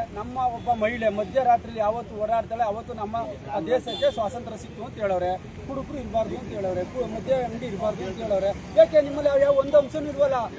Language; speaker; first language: Kannada; native; Kannada